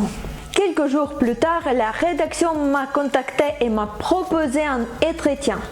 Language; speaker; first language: French; non-native, fluent; Ukrainian